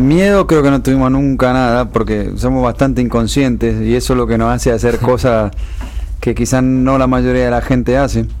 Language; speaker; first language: Spanish; native; Spanish